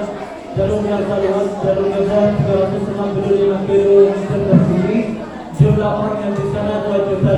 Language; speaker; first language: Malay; non-native, learner; Arabic